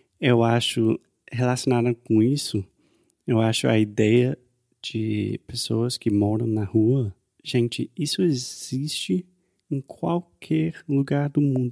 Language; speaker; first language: Portuguese; non-native, fluent; English